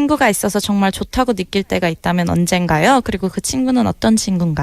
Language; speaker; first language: Korean; early bilingual, heritage; Korean